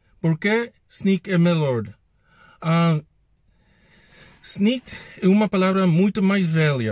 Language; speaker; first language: Portuguese; non-native, learner; English